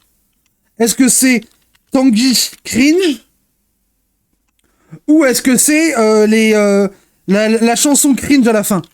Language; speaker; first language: French; native; French